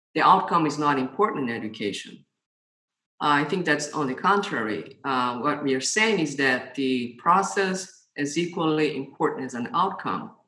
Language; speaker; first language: English; non-native, fluent; Portuguese